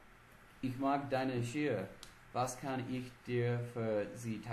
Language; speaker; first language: German; non-native, learner; English